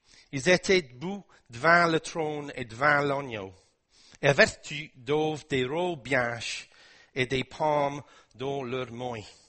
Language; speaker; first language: French; non-native, fluent; English